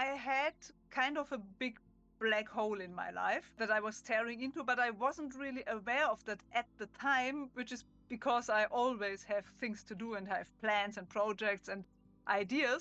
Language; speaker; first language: English; non-native, fluent; German